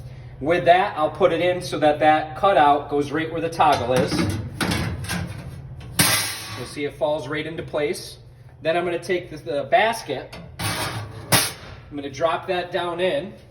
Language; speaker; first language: English; native; English